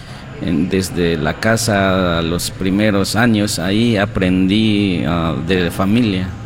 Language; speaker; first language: Spanish; non-native, local second language; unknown